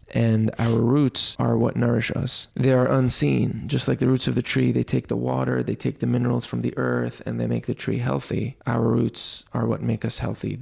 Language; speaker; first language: English; early bilingual, other home language; Arabic